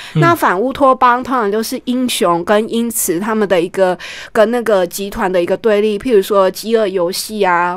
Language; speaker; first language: Chinese; native; Chinese